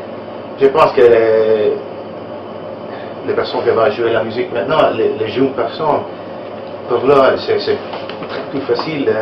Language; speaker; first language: French; non-native, learner; Italian